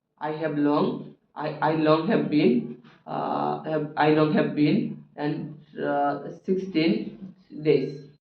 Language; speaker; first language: English; non-native, local second language; Sylheti